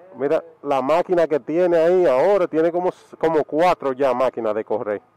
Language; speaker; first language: Spanish; early bilingual, heritage; Spanish